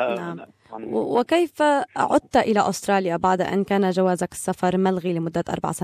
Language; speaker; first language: Arabic; native; Arabic